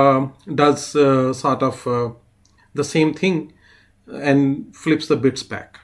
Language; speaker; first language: English; non-native, fluent; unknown